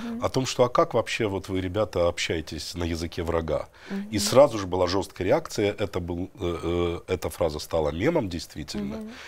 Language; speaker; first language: Russian; native; Russian